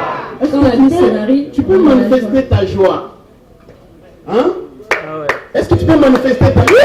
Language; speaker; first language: French; non-native, local second language; Lingala